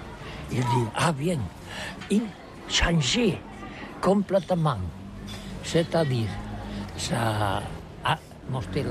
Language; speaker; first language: French; non-native, learner; Catalan